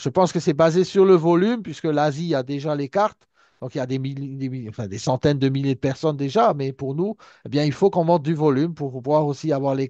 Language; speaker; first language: French; native; French